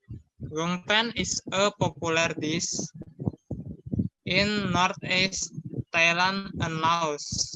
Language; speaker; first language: English; non-native, learner; Indonesian